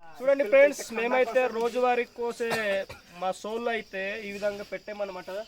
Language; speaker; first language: Telugu; non-native, local second language; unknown